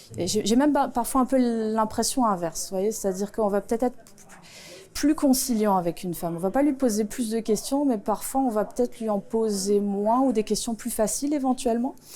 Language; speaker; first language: French; non-native, local second language; Swiss German